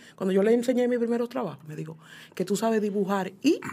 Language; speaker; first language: Spanish; native; Spanish